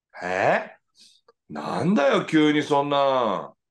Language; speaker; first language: Japanese; native; Japanese